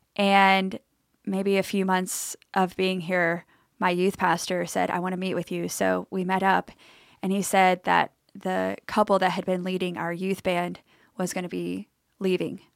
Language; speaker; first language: English; native; English